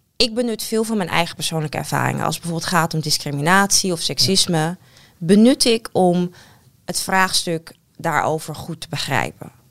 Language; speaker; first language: Dutch; native; Dutch